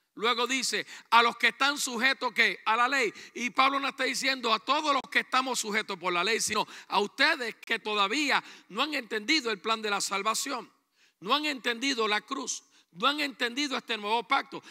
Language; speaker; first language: Spanish; native; Spanish